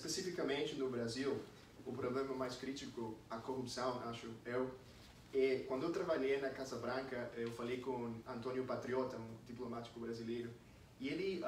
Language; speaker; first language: Portuguese; non-native, fluent; English